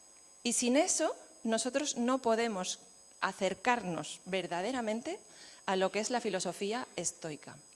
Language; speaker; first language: Spanish; native; Spanish